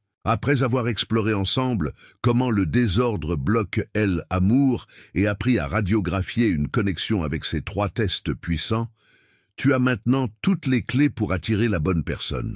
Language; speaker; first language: French; native; French